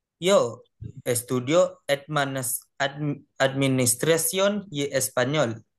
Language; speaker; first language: Spanish; non-native, learner; Malay